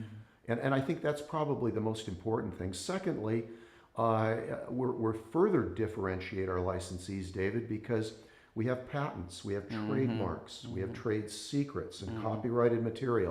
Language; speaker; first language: English; native; English